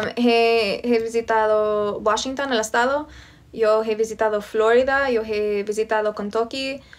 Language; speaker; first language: Spanish; non-native, fluent; English